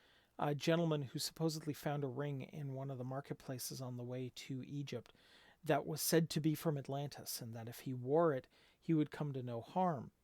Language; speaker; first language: English; native; English